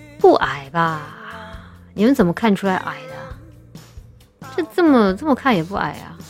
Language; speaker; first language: Chinese; native; Chinese